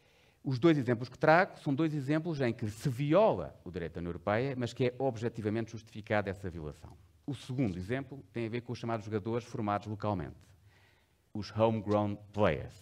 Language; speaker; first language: Portuguese; native; Portuguese